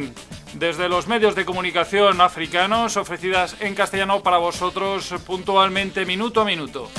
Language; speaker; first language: Spanish; native; Spanish